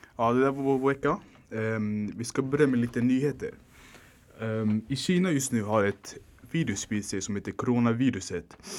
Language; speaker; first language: Swedish; early bilingual, other home language; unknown